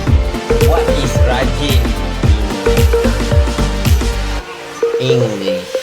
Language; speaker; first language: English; non-native, local second language; Malay